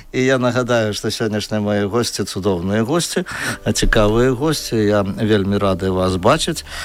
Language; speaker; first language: Belarusian; non-native, local second language; Russian